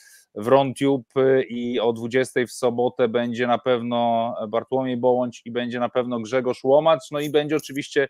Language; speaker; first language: Polish; native; Polish